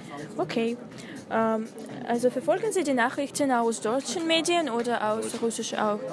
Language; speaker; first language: German; non-native, learner; Russian